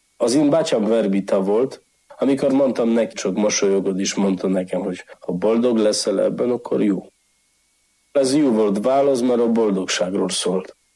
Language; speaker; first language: Hungarian; non-native, fluent; Polish